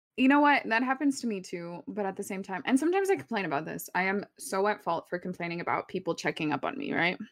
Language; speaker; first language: English; early bilingual, other home language; Spanish